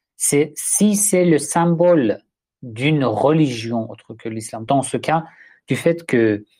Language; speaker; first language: French; non-native, fluent; Persian